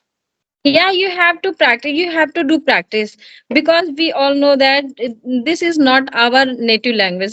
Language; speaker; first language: English; non-native, learner; Hindi